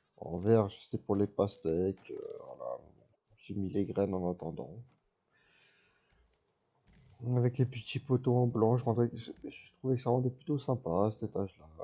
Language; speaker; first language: French; native; French